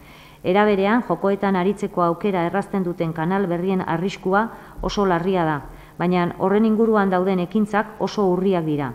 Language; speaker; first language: Basque; native; Basque